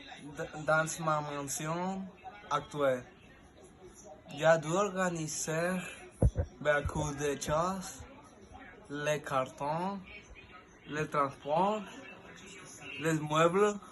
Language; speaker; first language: French; non-native, learner; Spanish